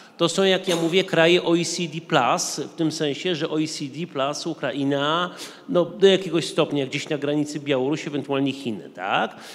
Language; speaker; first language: Polish; native; Polish